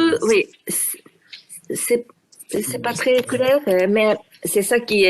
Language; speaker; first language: French; non-native, fluent; Japanese